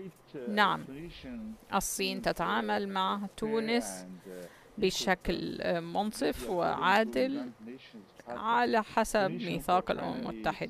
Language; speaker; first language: Arabic; non-native, fluent; Chinese